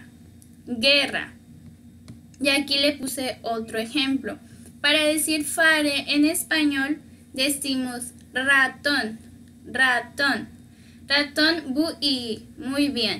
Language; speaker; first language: Spanish; native; Spanish